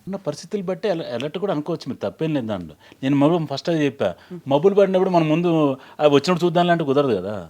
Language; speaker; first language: Telugu; native; Telugu